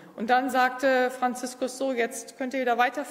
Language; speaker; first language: German; native; German